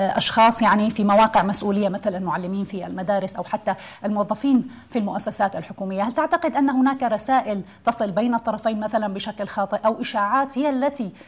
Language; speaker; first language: Arabic; native; Arabic